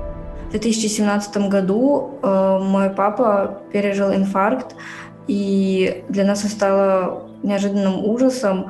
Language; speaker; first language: Russian; native; Russian